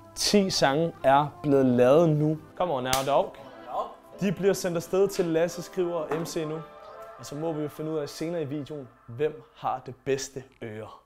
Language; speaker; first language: Danish; native; Danish